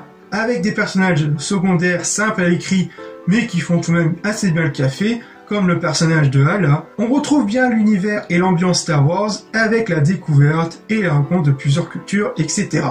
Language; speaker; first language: French; native; French